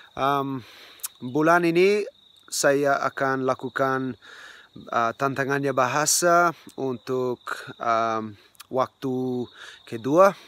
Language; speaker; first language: Malay; non-native, learner; English